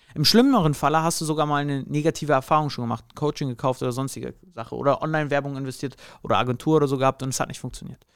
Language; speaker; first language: German; native; German